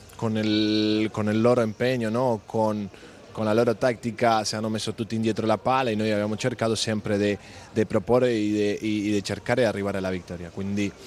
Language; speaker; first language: Italian; non-native, fluent; Spanish